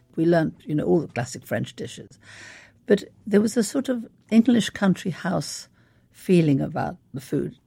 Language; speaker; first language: English; native; English